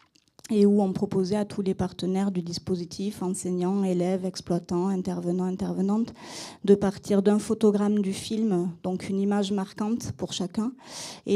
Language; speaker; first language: French; native; French